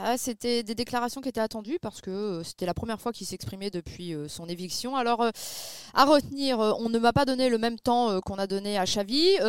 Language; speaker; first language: French; native; French